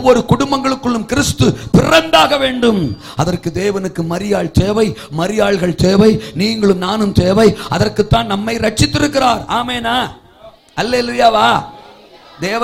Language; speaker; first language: Tamil; native; Tamil